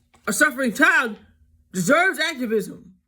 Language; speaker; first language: English; native; English